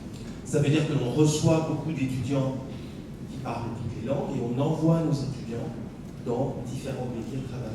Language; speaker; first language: French; native; French